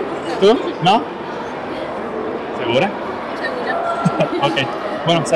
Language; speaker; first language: Spanish; native; Spanish